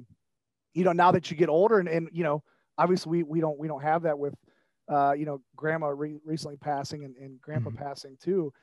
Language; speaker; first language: English; native; English